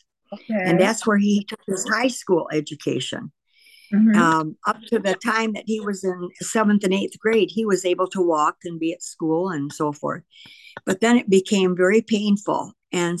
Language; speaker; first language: English; native; English